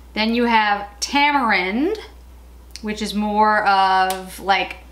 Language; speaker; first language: English; native; English